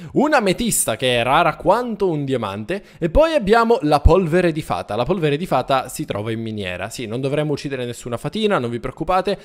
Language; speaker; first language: Italian; native; Italian